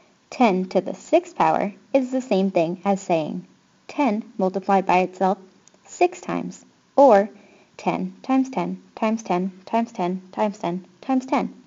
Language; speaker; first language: English; native; English